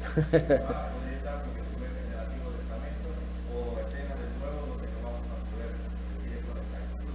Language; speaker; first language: Spanish; native; Spanish